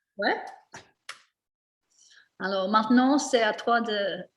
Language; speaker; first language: French; non-native, fluent; English